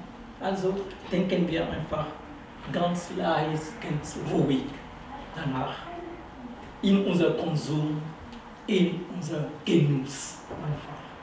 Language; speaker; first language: German; non-native, fluent; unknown